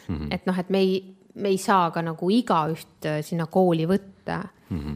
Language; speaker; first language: Estonian; native; Estonian